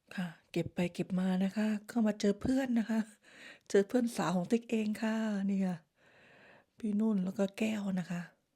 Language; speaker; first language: Thai; native; Thai